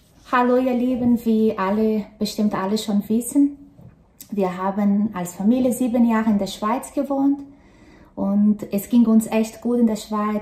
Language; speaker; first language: German; non-native, fluent; Portuguese